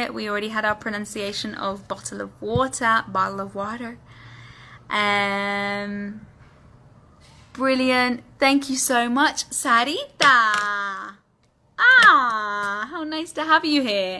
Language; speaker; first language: English; native; English